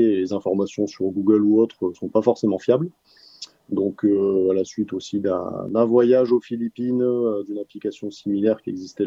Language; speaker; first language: French; native; French